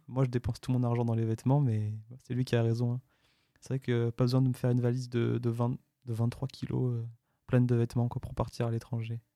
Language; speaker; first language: French; native; French